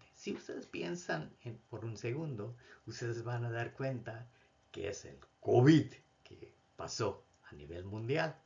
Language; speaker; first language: Spanish; non-native, fluent; Bangla